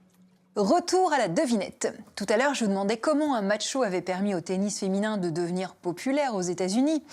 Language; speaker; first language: French; native; French